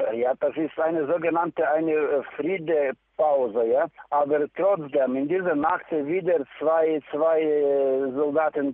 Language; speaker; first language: German; non-native, fluent; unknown